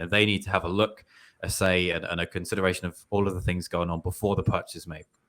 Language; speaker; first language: English; native; English